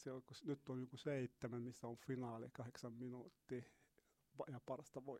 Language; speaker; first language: Finnish; non-native, learner; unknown